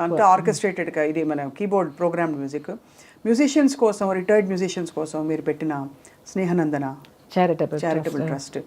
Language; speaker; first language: Telugu; native; Telugu